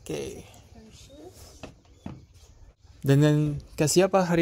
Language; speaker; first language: Indonesian; non-native, fluent; French